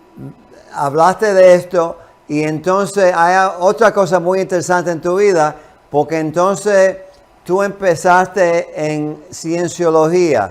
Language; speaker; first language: Spanish; non-native, fluent; English